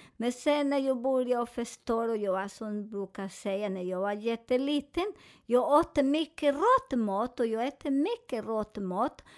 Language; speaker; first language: Swedish; non-native, fluent; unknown